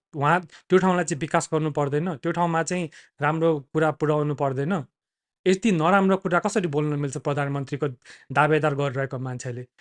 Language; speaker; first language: Nepali; native; Nepali